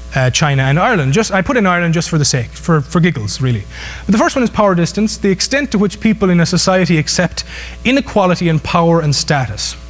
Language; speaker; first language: English; native; English